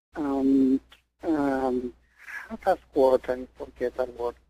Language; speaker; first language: English; non-native, fluent; Spanish